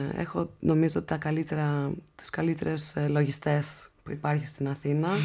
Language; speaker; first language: Greek; early bilingual, heritage; English